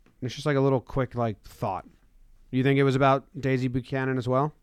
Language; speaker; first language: English; native; English